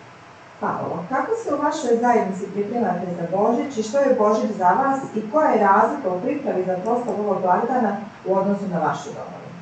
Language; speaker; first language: Croatian; native; Croatian